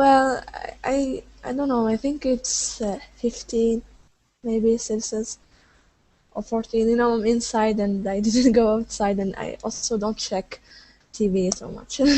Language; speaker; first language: English; non-native, fluent; Arabic